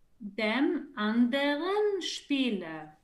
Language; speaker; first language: German; non-native, learner; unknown